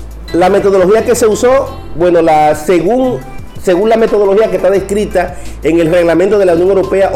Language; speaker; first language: Spanish; native; Spanish